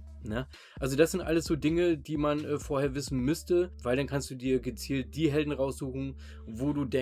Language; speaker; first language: German; native; German